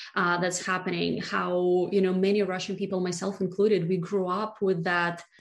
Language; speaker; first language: English; non-native, fluent; Russian